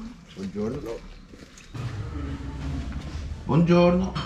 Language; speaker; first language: Italian; non-native, learner; Portuguese